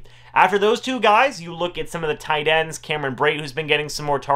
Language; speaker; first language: English; native; English